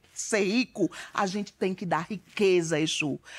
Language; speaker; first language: Portuguese; native; Portuguese